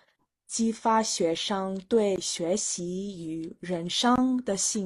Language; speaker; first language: Chinese; non-native, fluent; English